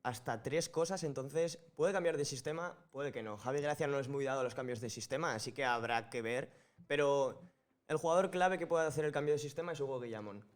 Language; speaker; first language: Spanish; native; Spanish